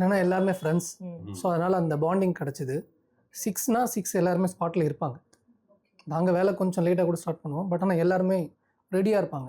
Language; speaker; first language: Tamil; native; Tamil